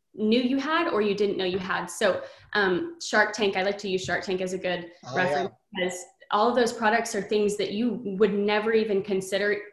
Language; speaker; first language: English; native; English